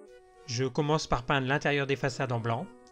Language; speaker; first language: French; native; French